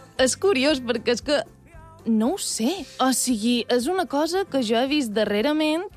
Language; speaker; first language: Catalan; native; Catalan